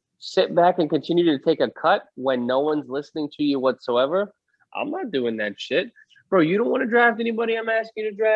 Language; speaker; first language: English; native; English